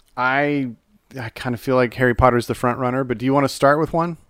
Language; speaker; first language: English; native; English